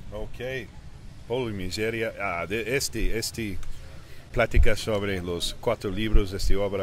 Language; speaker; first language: Spanish; early bilingual, heritage; English